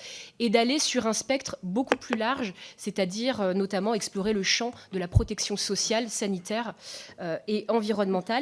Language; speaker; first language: French; native; French